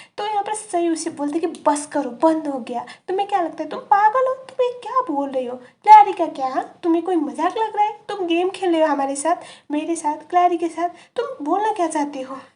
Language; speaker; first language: Hindi; native; Hindi